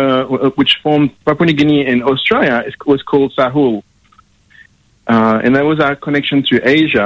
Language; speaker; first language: English; non-native, fluent; French